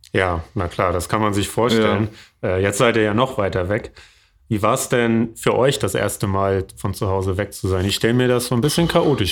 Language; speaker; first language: German; native; German